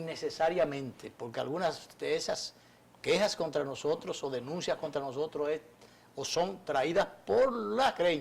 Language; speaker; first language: Spanish; native; Spanish